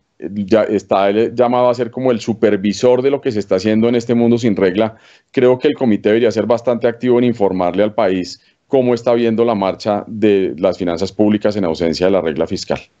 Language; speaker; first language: Spanish; native; Spanish